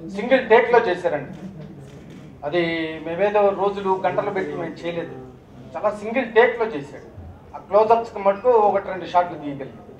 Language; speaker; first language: Telugu; native; Telugu